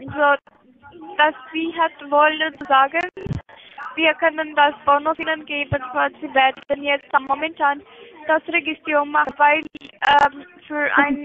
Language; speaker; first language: German; non-native, learner; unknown